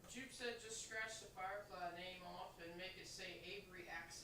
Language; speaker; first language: English; native; English